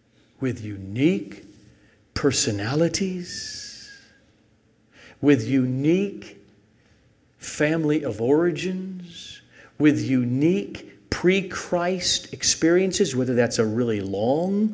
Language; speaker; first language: English; native; English